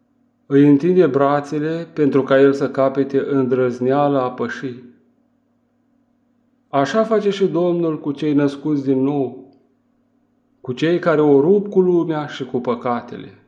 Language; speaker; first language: Romanian; native; Romanian